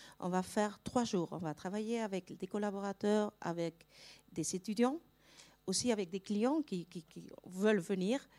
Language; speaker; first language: French; non-native, fluent; Spanish